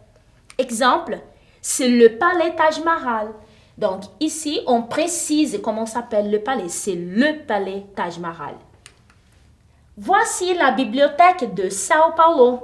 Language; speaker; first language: French; non-native, fluent; Portuguese